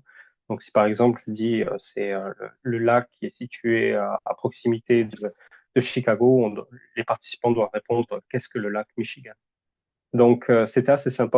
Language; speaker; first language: French; native; French